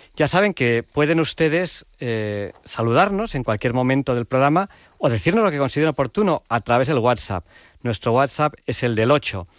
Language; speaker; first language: Spanish; native; Spanish